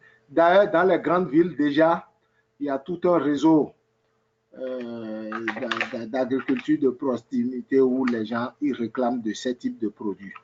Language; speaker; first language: French; native; French